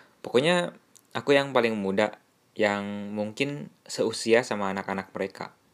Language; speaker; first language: Indonesian; native; Indonesian